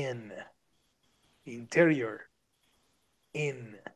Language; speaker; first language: English; non-native, fluent; Spanish